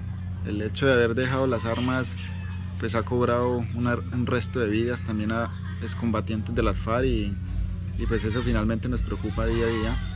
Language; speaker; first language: Spanish; native; Spanish